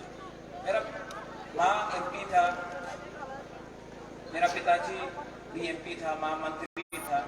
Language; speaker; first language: Hindi; non-native, local second language; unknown